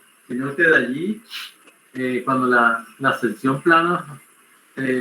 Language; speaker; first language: Spanish; native; Spanish